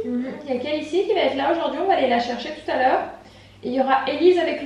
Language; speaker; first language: French; native; French